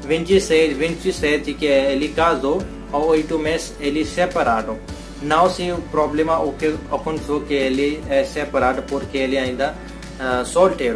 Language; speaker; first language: Portuguese; non-native, learner; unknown